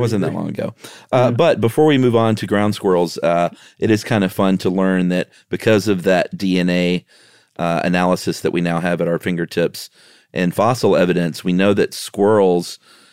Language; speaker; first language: English; native; English